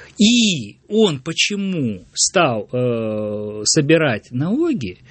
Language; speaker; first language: Russian; native; Russian